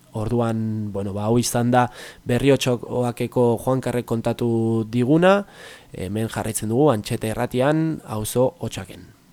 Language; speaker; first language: Basque; native; Basque